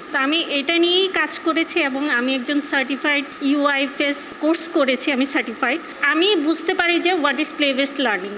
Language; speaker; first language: Bangla; native; Bangla